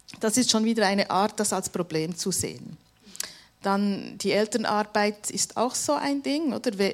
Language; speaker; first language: German; native; German